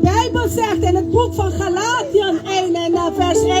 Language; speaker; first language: Dutch; non-native, local second language; Papiamento